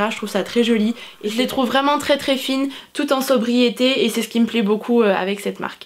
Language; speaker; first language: French; native; French